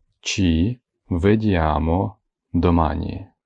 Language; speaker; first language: Italian; non-native, fluent; Ukrainian